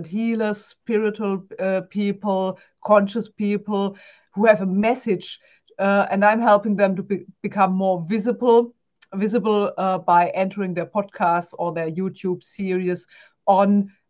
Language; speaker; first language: English; non-native, fluent; German